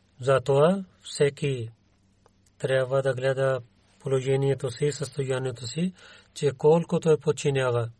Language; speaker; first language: Bulgarian; non-native, learner; Urdu